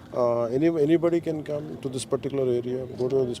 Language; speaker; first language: English; non-native, local second language; Telugu